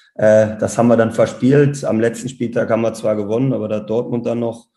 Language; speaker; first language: German; native; German